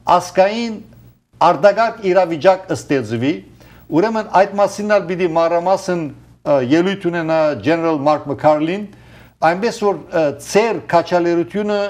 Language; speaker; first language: Armenian; early bilingual, heritage; Armenian